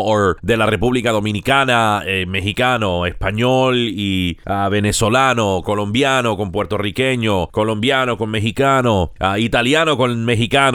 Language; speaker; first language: Spanish; early bilingual, heritage; Spanish